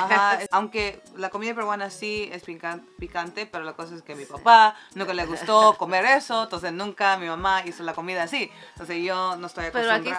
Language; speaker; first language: Spanish; early bilingual, heritage; Spanish